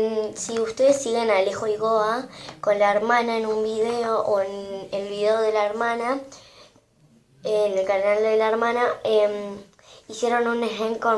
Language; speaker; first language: Spanish; native; Spanish